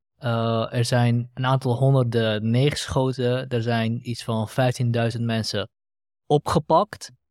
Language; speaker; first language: Dutch; early bilingual, other home language; Central Kurdish